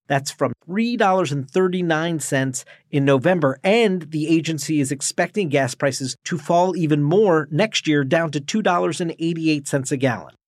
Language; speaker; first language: English; native; English